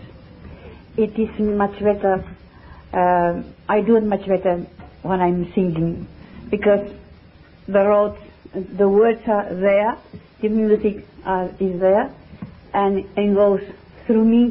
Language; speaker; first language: English; non-native, fluent; Spanish